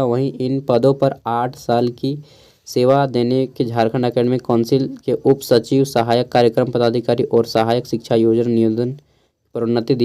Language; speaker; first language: Hindi; native; Hindi